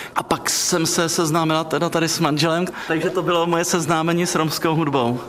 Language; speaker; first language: Czech; native; Czech